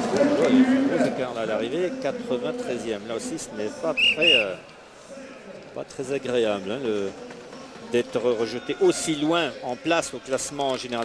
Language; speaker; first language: French; native; French